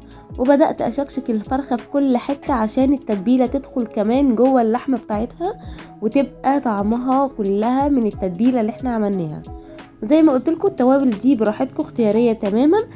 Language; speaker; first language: Arabic; native; Arabic